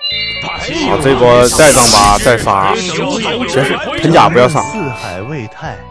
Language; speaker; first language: Chinese; native; Chinese